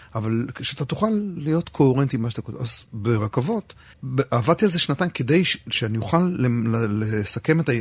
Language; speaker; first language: Hebrew; native; Hebrew